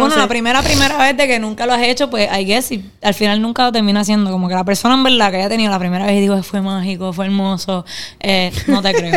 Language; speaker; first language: Spanish; native; Spanish